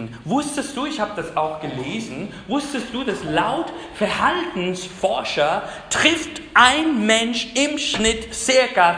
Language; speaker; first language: German; non-native, fluent; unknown